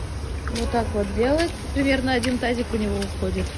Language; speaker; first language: Russian; native; Russian